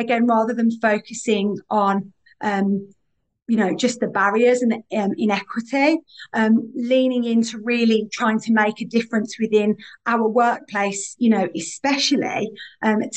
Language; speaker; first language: English; native; English